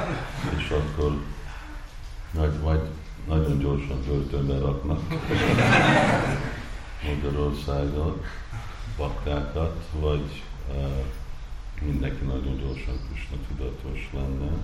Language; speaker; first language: Hungarian; non-native, fluent; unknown